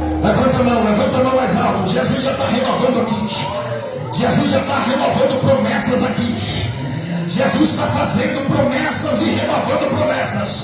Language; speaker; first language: Portuguese; native; Portuguese